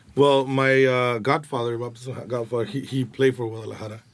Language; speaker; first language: English; non-native, fluent; Spanish